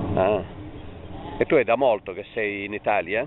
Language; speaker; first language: Italian; native; Italian